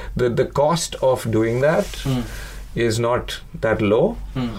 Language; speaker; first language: English; non-native, local second language; Hindi